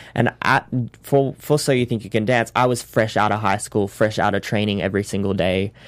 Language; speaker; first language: English; native; English